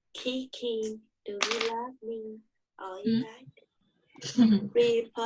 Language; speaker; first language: English; non-native, learner; Vietnamese